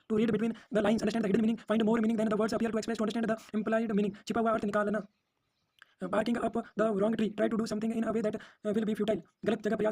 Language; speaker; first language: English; non-native, local second language; Hindi